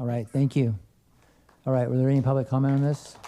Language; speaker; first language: English; native; English